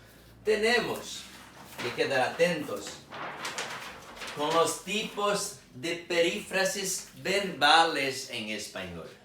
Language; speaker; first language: Spanish; non-native, fluent; Portuguese